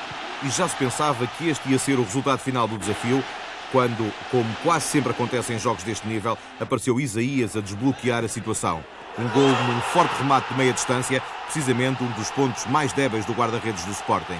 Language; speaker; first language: Portuguese; native; Portuguese